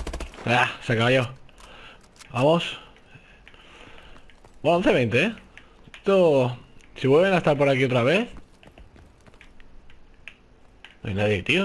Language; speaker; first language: Spanish; native; Spanish